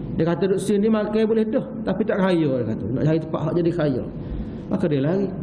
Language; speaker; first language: Malay; native; Malay